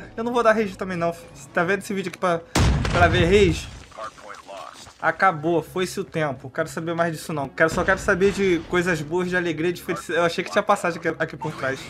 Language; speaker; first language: Portuguese; native; Portuguese